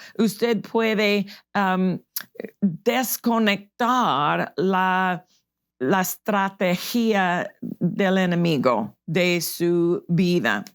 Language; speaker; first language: Spanish; non-native, fluent; English